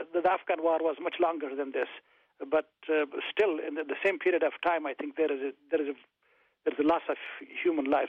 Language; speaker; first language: English; non-native, fluent; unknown